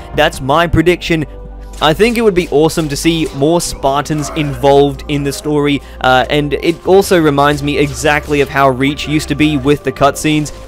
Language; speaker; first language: English; native; English